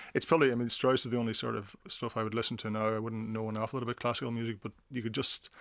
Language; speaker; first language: English; native; English